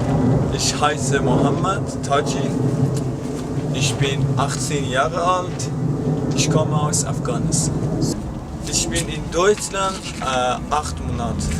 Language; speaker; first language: German; non-native, learner; Persian